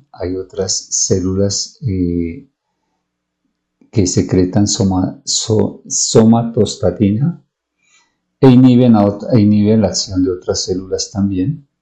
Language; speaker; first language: Spanish; native; Spanish